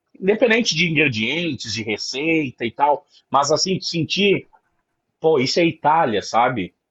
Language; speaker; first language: Portuguese; native; Portuguese